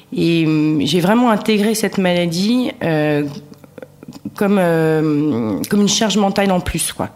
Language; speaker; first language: French; native; French